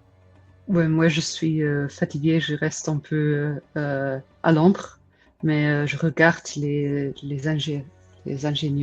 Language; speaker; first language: French; non-native, fluent; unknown